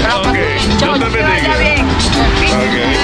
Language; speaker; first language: Spanish; non-native, learner; English